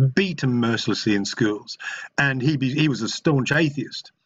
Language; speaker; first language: English; native; English